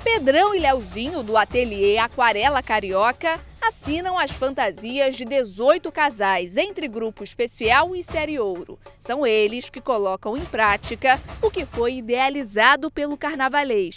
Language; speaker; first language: Portuguese; native; Portuguese